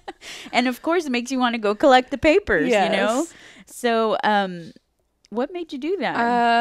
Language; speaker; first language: English; native; English